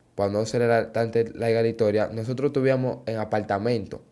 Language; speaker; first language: Spanish; native; Spanish